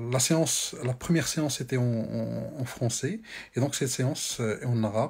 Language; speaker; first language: French; non-native, local second language; Arabic